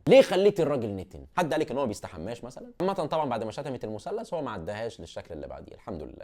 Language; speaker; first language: Arabic; native; Arabic